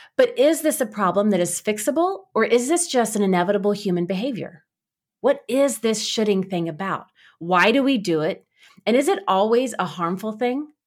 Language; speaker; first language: English; native; English